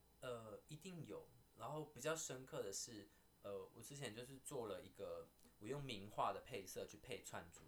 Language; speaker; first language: Chinese; native; Chinese